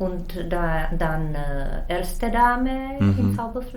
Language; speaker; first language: German; non-native, learner; Czech